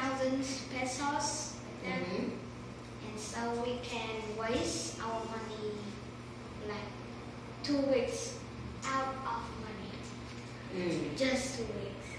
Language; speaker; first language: English; non-native, learner; Vietnamese